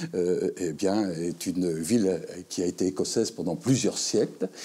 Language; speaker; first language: French; native; French